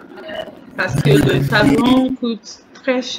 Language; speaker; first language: French; non-native, fluent; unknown